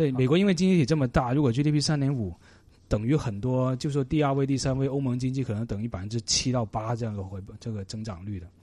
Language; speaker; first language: Chinese; non-native, local second language; Cantonese